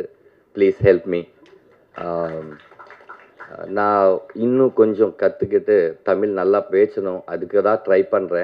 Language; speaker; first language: Tamil; non-native, learner; Telugu